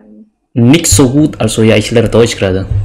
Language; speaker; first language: German; non-native, learner; Indonesian